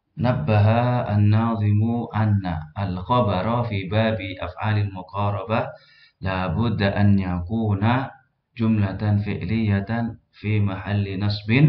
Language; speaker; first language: Arabic; non-native, fluent; Indonesian